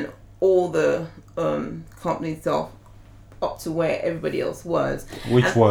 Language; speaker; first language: English; non-native, local second language; Yoruba